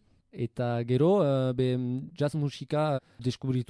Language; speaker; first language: Basque; non-native, local second language; French